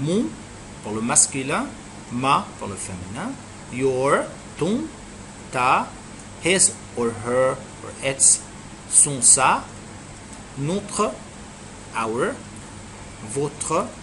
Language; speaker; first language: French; non-native, fluent; Arabic